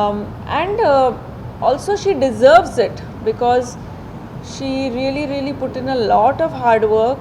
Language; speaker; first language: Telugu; non-native, fluent; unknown